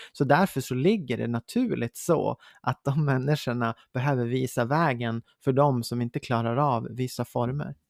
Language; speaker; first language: Swedish; native; Swedish